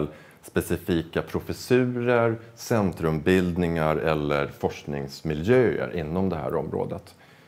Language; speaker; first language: Swedish; native; Swedish